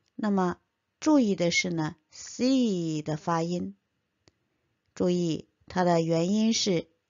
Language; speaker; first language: Chinese; native; Chinese